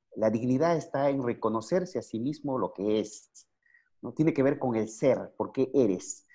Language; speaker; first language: Spanish; native; Spanish